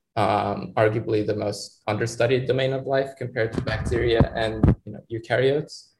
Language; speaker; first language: English; non-native, fluent; Arabic